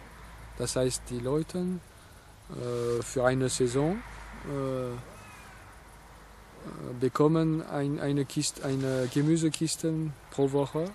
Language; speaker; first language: German; non-native, fluent; French